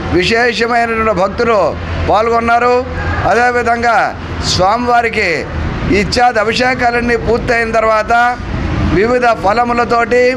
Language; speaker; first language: Telugu; native; Telugu